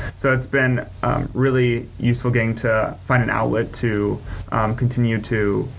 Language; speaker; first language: English; native; English